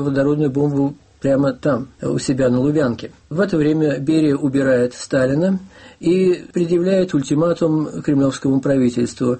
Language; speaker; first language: Russian; native; Russian